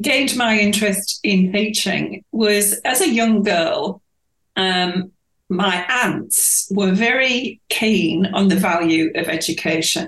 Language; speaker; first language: English; native; English